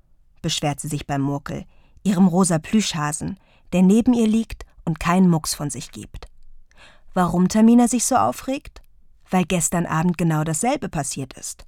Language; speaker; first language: German; native; German